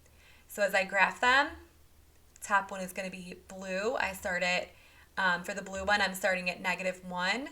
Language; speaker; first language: English; native; English